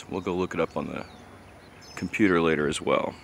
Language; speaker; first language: English; native; English